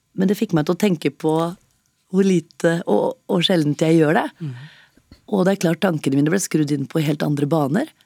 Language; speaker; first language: Norwegian; native; Norwegian